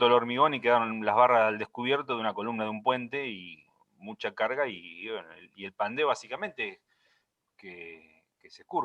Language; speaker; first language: Spanish; native; Spanish